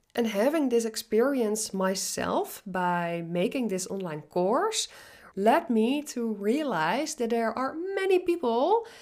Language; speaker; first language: English; non-native, fluent; Dutch